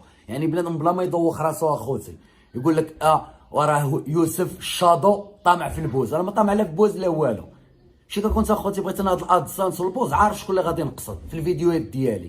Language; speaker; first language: Arabic; native; Arabic